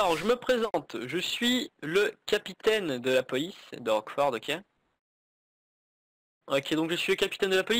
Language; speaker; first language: French; native; French